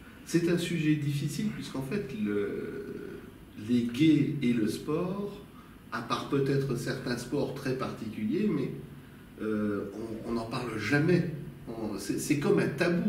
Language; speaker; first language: French; native; French